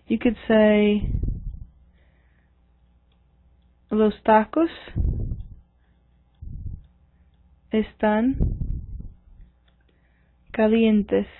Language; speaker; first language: Spanish; non-native, fluent; English